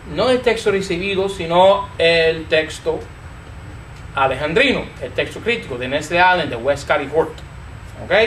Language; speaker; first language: Spanish; non-native, fluent; English